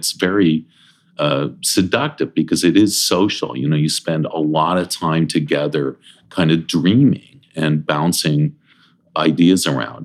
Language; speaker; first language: English; native; English